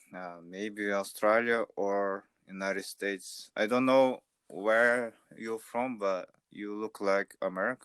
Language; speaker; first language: English; non-native, learner; Portuguese